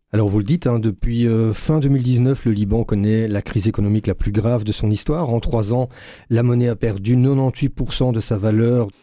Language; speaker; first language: French; native; French